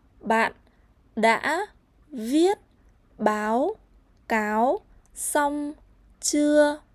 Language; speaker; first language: Vietnamese; native; Vietnamese